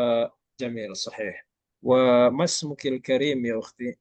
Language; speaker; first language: Arabic; non-native, fluent; Malay